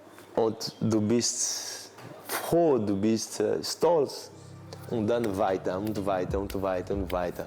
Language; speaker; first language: German; non-native, fluent; Portuguese